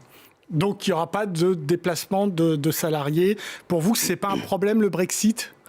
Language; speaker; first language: French; native; French